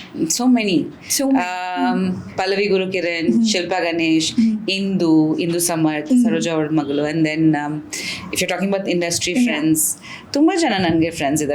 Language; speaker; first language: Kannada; non-native, local second language; Bangla